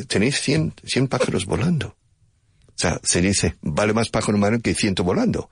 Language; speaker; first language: Spanish; non-native, fluent; English